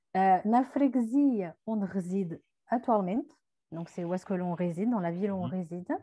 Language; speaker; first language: French; native; French